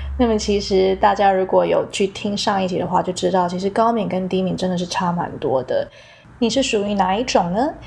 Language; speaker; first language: Chinese; early bilingual, heritage; Chinese